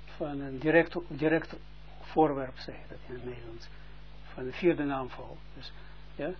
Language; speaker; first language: Dutch; non-native, fluent; Russian